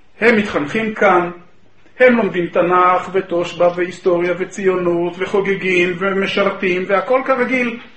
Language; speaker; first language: Hebrew; native; Hebrew